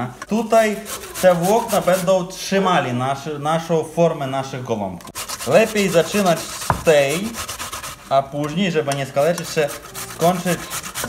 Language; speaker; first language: Polish; non-native, fluent; Ukrainian